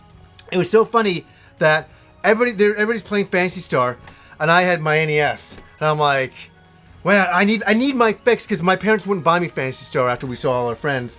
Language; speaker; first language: English; native; English